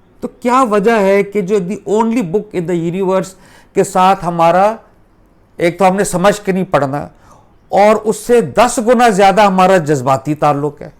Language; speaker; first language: Urdu; native; Urdu